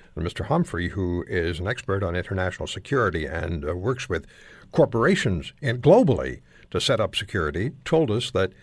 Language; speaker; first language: English; native; English